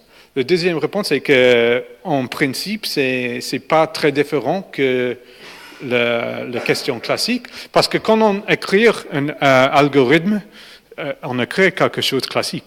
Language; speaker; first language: French; non-native, fluent; English